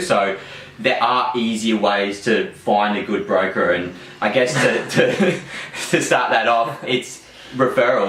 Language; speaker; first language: English; native; English